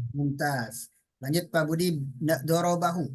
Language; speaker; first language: Indonesian; native; Indonesian